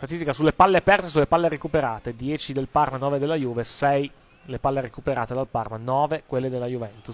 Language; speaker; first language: Italian; native; Italian